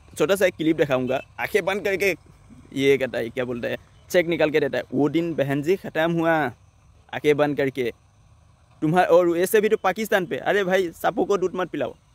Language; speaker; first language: Hindi; non-native, local second language; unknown